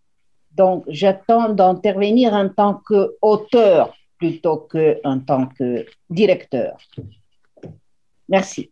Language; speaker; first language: French; non-native, fluent; Italian